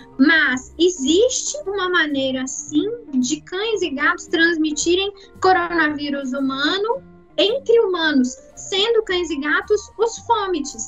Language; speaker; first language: Portuguese; native; Portuguese